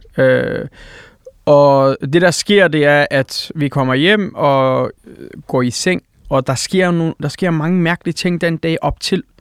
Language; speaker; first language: Danish; early bilingual, other home language; Turkish